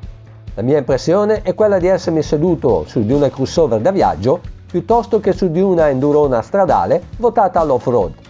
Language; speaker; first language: Italian; native; Italian